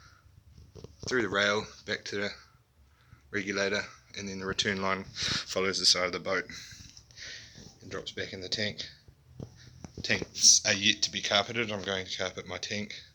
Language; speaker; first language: English; native; English